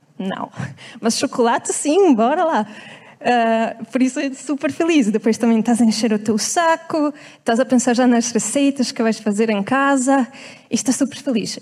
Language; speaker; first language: Portuguese; non-native, fluent; Italian